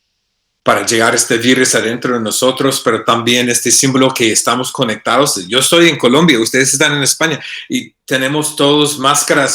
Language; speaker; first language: Spanish; non-native, fluent; English